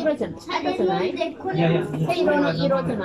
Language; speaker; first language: Japanese; non-native, learner; Thai